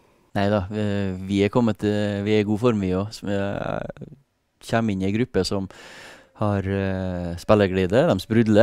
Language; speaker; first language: Norwegian; native; Norwegian